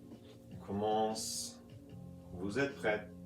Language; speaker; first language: French; non-native, fluent; English